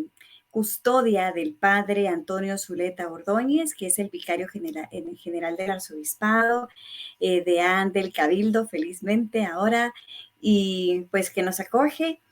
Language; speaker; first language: Spanish; native; Spanish